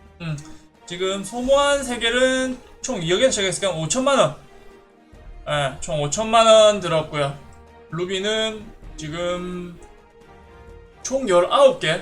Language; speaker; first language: Korean; native; Korean